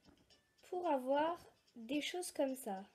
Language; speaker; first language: French; native; French